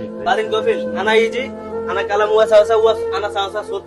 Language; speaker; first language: Arabic; non-native, learner; Bangla